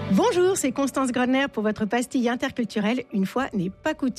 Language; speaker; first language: French; native; French